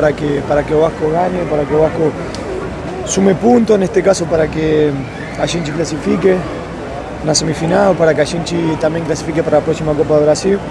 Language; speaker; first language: Portuguese; non-native, learner; Spanish